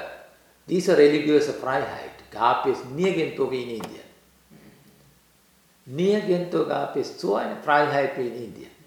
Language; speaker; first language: German; non-native, learner; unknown